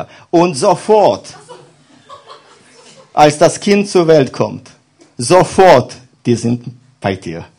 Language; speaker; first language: German; non-native, fluent; Russian